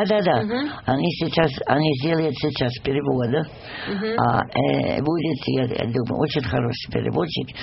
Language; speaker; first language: Russian; non-native, fluent; English